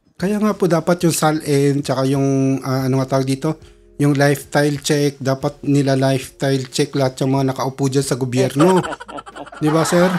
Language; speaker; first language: Filipino; non-native, local second language; Cebuano